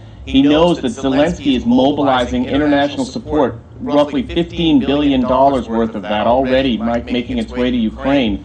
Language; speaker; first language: English; native; English